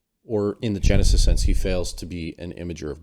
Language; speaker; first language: English; native; English